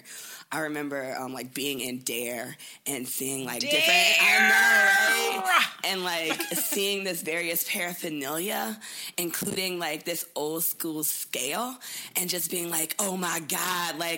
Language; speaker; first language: English; native; English